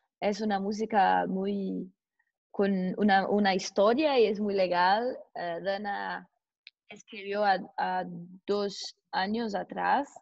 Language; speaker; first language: Spanish; non-native, learner; Portuguese